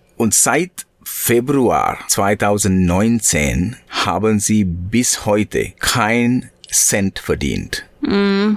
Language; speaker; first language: German; non-native, fluent; Sinhala